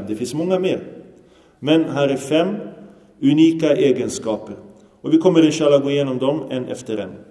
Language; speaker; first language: Swedish; early bilingual, other home language; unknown